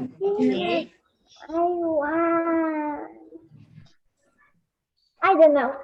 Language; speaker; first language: English; non-native, learner; Spanish